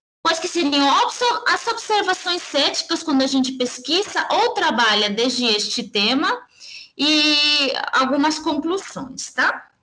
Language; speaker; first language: Portuguese; early bilingual, heritage; Spanish